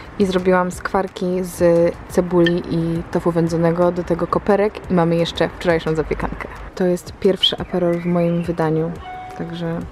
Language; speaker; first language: Polish; native; Polish